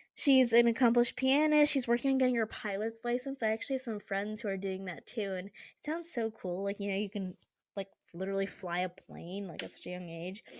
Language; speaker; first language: English; early bilingual, other home language; Hindi